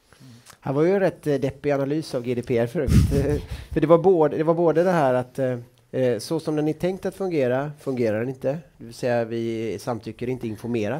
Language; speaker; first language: Swedish; native; Swedish